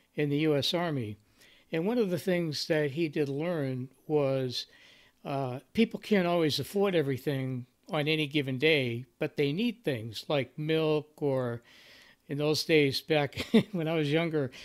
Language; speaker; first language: English; native; English